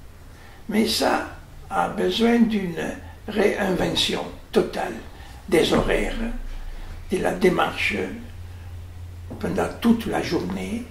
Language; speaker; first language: French; non-native, fluent; Italian